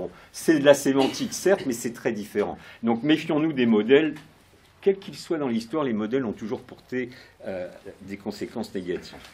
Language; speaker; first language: French; native; French